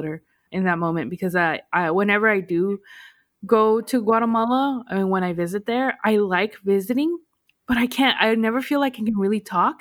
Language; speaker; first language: English; early bilingual, other home language; Spanish